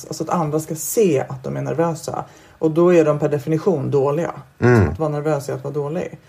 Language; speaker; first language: Swedish; native; Swedish